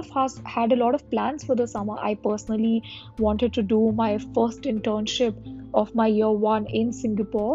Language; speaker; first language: English; non-native, local second language; Hindi